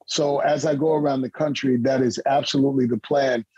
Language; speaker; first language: English; native; English